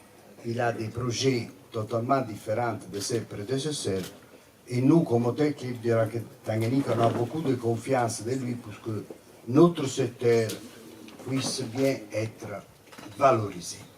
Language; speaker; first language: French; non-native, fluent; Italian